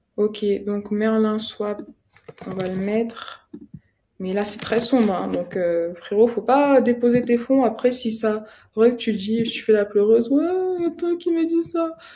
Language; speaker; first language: French; native; French